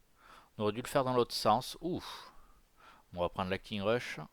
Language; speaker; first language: French; native; French